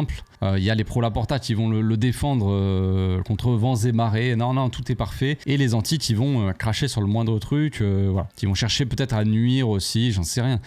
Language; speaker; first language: French; native; French